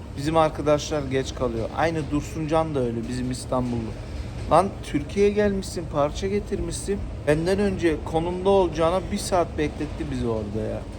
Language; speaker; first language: Turkish; early bilingual, heritage; Turkish